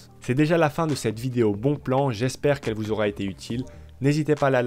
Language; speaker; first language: French; native; French